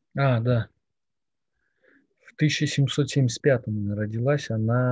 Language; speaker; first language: Russian; native; Russian